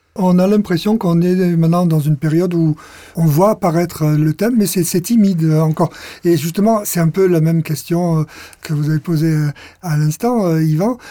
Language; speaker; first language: French; native; French